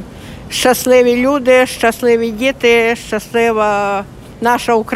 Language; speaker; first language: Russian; non-native, local second language; Ukrainian